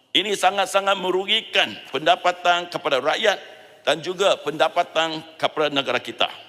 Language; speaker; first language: Malay; non-native, local second language; Chinese